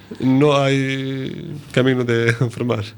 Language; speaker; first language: Spanish; non-native, learner; Arabic